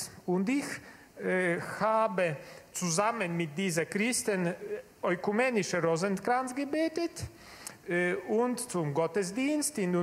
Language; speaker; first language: German; non-native, learner; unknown